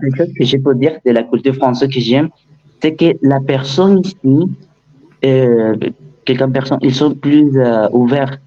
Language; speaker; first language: French; non-native, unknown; Spanish